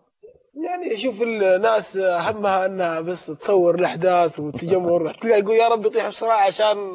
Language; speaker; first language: Arabic; native; Arabic